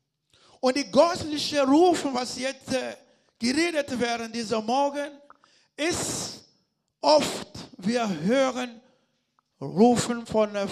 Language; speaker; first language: German; non-native, learner; Lingala